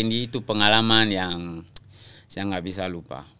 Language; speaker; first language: Indonesian; non-native, local second language; French